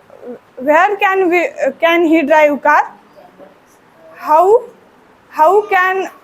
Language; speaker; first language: English; non-native, learner; Marathi